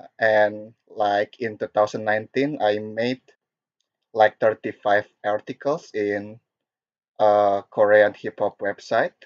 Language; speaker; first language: English; non-native, learner; Korean